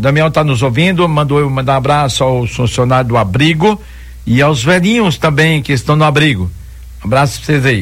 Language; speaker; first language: Portuguese; native; Portuguese